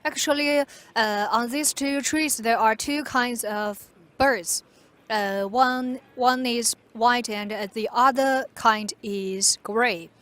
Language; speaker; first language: English; non-native, fluent; Chinese